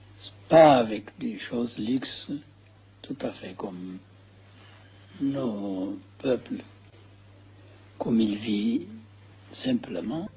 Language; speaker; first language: French; non-native, fluent; Amharic